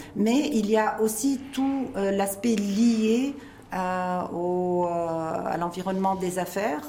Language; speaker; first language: French; non-native, local second language; Arabic